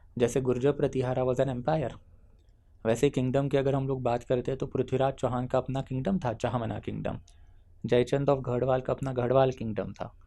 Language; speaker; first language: Hindi; non-native, local second language; Marathi